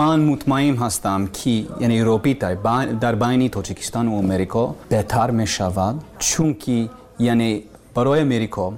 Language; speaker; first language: Persian; non-native, learner; English